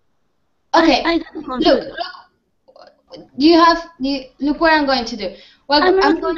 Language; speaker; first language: English; non-native, fluent; Spanish